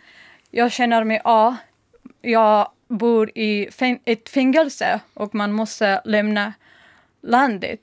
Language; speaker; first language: Swedish; non-native, learner; Persian